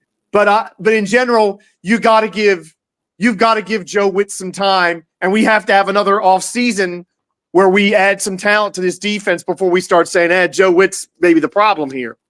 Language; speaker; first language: English; native; English